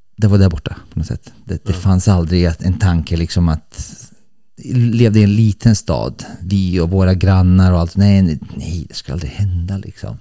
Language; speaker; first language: Swedish; early bilingual, other home language; Bosnian